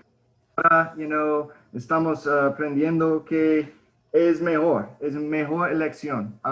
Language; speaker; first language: Spanish; early bilingual, heritage; Spanish